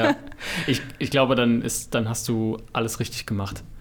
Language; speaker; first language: German; native; German